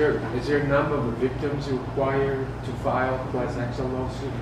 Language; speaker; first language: English; non-native, fluent; Korean